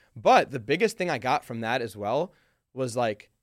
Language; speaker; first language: English; early bilingual, other home language; Hindi